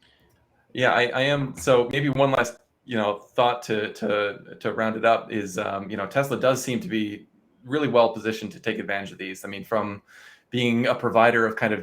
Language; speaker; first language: English; native; English